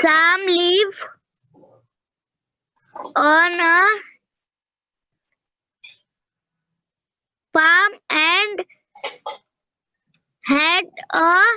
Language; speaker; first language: English; non-native, learner; Hindi